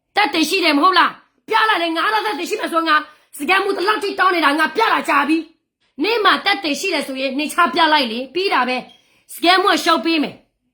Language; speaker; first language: Burmese; non-native, local second language; S'gaw Karen